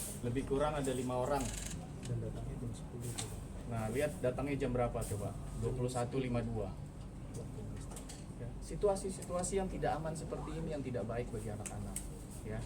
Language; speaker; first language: Indonesian; native; Indonesian